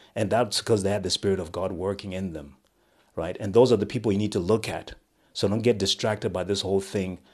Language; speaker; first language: English; non-native, local second language; Shona